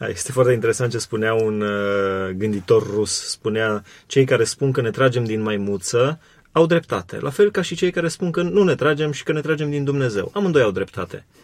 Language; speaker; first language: Romanian; native; Romanian